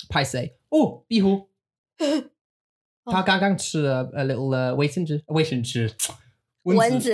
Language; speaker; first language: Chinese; non-native, learner; English